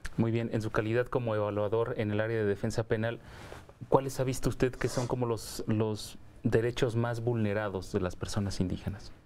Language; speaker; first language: Spanish; native; Spanish